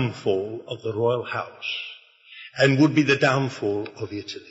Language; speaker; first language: English; native; English